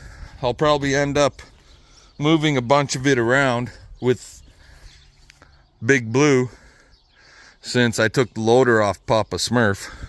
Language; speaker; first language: English; native; English